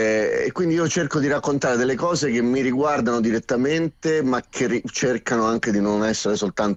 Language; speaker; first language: Italian; native; Italian